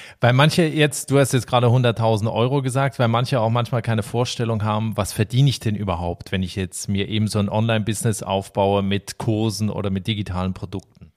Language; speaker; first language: German; native; German